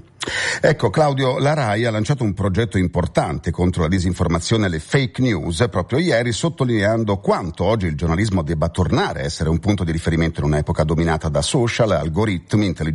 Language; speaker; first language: Italian; native; Italian